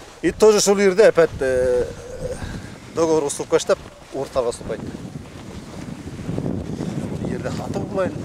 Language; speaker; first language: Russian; non-native, local second language; Bashkir